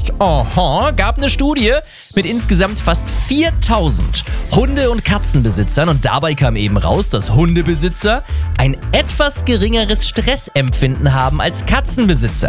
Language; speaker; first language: German; native; German